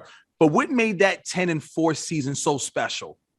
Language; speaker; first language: English; native; English